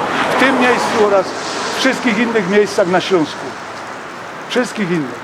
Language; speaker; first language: Polish; native; Polish